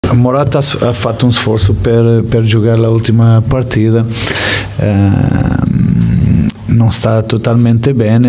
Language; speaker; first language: Italian; non-native, fluent; Portuguese